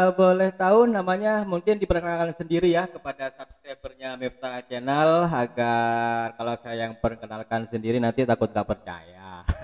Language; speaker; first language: Indonesian; non-native, local second language; Madurese